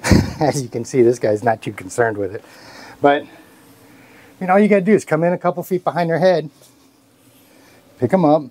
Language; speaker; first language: English; native; English